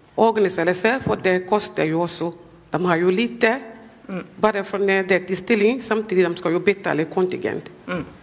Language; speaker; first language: Norwegian; non-native, fluent; English